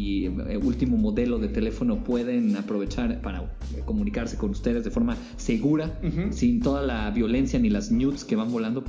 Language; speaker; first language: Spanish; native; Spanish